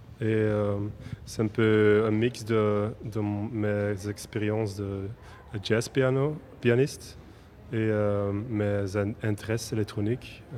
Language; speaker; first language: French; non-native, local second language; Dutch